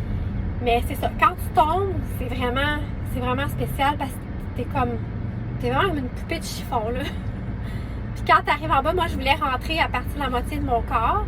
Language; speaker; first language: French; native; French